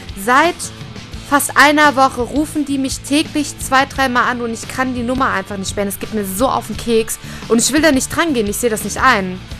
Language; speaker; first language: German; native; German